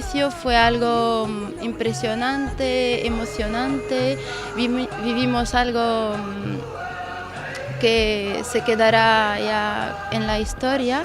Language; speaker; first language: Spanish; non-native, fluent; Arabic